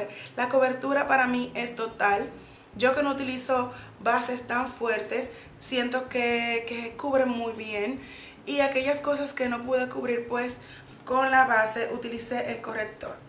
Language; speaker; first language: Spanish; native; Spanish